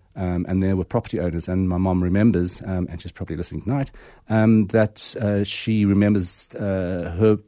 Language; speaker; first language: English; native; English